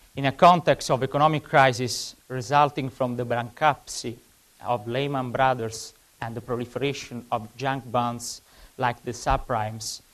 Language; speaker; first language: English; non-native, fluent; Italian